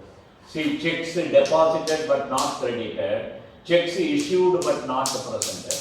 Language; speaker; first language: English; non-native, local second language; Tamil